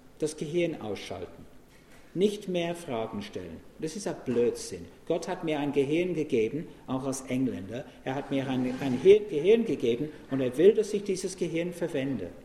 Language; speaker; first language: German; non-native, fluent; English